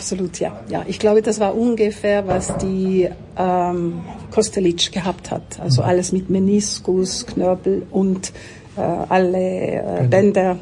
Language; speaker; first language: German; non-native, local second language; French